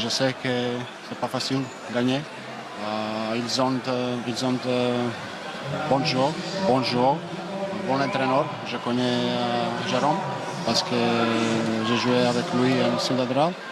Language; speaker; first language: French; non-native, learner; Macedonian